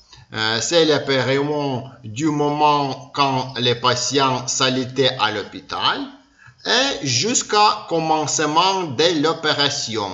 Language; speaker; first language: French; non-native, learner; Ukrainian